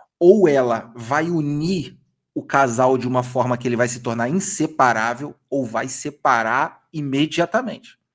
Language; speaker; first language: Portuguese; native; Portuguese